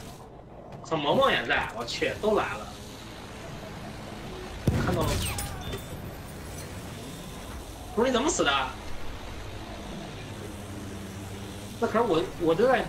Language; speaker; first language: Chinese; native; Chinese